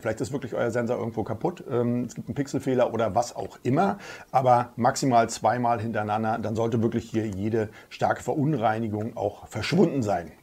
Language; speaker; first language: German; native; German